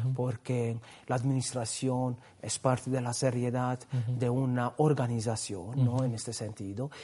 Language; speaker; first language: Spanish; non-native, fluent; Maltese